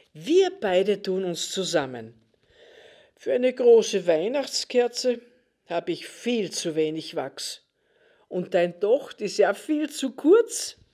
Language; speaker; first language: German; native; German